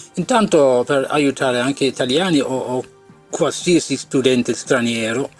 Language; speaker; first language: Italian; non-native, fluent; English